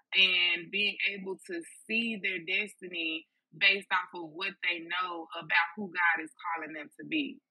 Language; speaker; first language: English; native; English